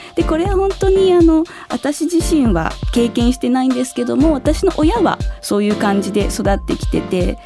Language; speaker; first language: Japanese; early bilingual, other home language; Chinese